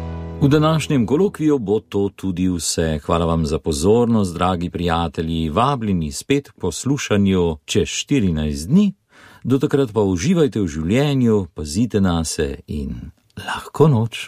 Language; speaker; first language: Slovenian; native; Slovenian